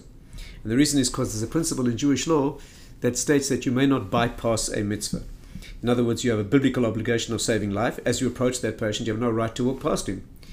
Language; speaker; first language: English; native; English